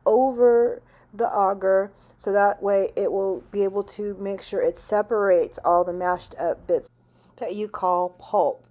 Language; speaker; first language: English; native; English